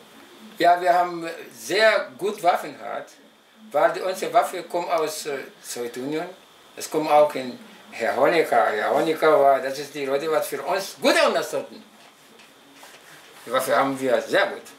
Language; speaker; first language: German; non-native, local second language; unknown